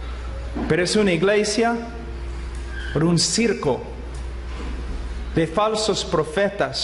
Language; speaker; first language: Spanish; non-native, fluent; English